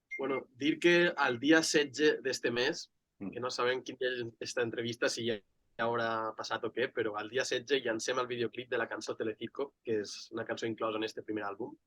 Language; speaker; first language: Catalan; native; Catalan